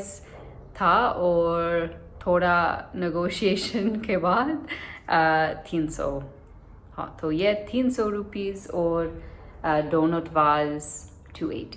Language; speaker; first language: Hindi; non-native, learner; English